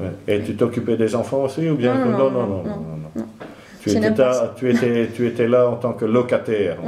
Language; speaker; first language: French; non-native, fluent; Dutch